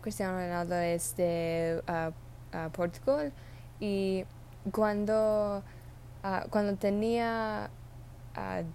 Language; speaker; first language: Spanish; non-native, learner; English